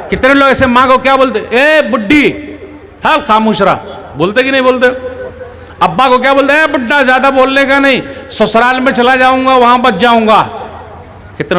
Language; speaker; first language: Hindi; native; Hindi